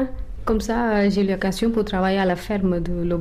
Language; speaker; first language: French; non-native, learner; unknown